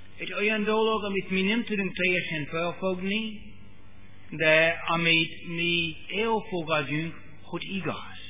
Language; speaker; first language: Hungarian; non-native, fluent; English